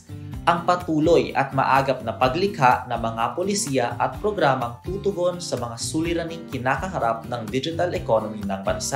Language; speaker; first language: Filipino; native; Filipino